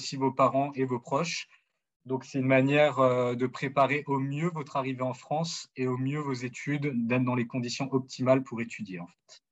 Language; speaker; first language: French; native; French